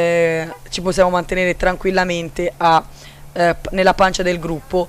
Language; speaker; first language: Italian; native; Italian